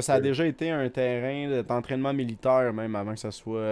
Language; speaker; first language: French; native; French